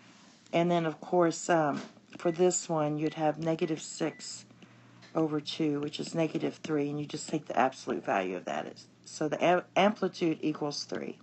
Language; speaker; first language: English; native; English